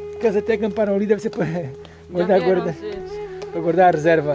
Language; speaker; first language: Portuguese; native; Portuguese